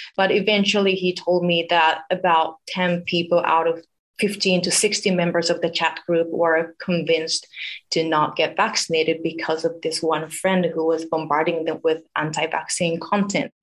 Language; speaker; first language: English; non-native, fluent; Japanese